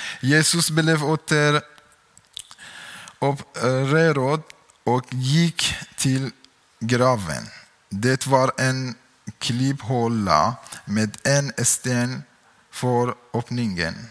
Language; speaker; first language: Swedish; non-native, learner; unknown